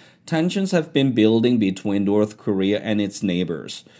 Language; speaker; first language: English; non-native, fluent; Korean